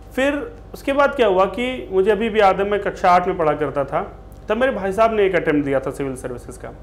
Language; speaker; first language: Hindi; native; Hindi